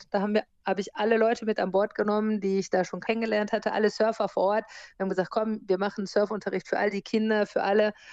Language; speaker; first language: German; native; German